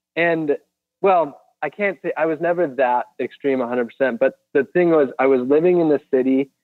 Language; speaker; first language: English; native; English